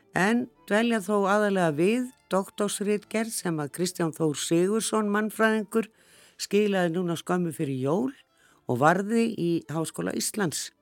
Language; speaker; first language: Icelandic; native; Icelandic